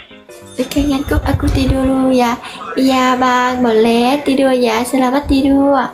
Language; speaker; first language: Indonesian; non-native, learner; Vietnamese